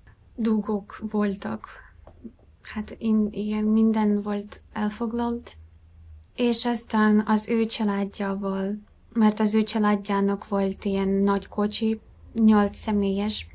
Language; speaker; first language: Hungarian; non-native, fluent; Ukrainian